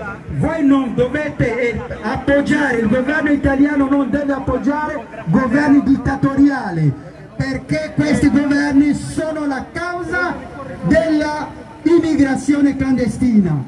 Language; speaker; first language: Italian; non-native, fluent; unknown